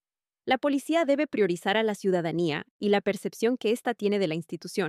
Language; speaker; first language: Spanish; native; Spanish